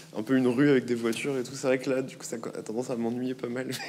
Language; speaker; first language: French; native; French